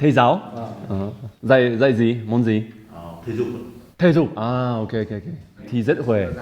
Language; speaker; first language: Vietnamese; non-native, learner; Polish